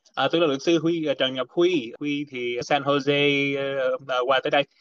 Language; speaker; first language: Vietnamese; early bilingual, heritage; Vietnamese